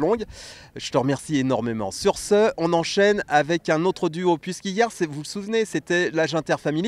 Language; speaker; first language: French; native; French